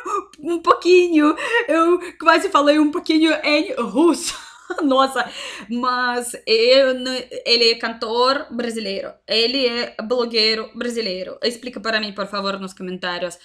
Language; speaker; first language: Portuguese; non-native, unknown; Russian